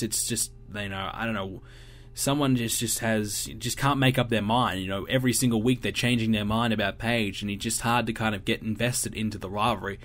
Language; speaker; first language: English; native; English